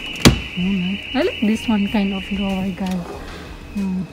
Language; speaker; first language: English; non-native, learner; Filipino